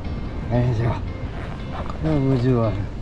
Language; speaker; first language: Japanese; native; Japanese